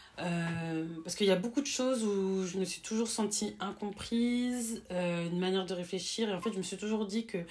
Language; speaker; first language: French; native; French